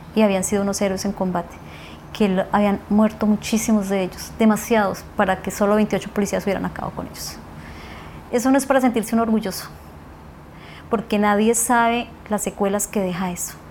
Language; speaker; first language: Spanish; native; Spanish